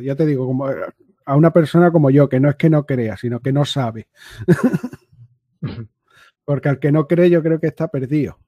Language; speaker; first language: Spanish; native; Spanish